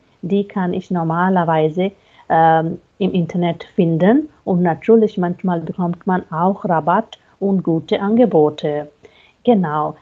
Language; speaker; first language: German; non-native, fluent; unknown